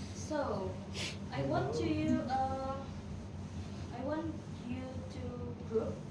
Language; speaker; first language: English; non-native, fluent; Indonesian